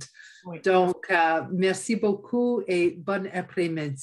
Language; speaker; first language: French; non-native, fluent; English